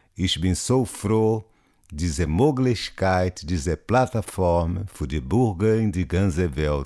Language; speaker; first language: German; non-native, learner; Portuguese